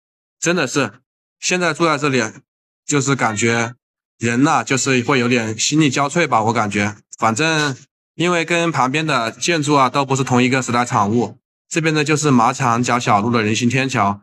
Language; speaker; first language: Chinese; native; Chinese